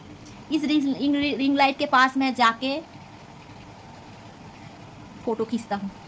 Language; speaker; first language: Hindi; non-native, local second language; Bangla